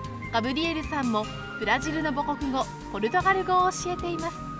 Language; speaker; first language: Japanese; native; Japanese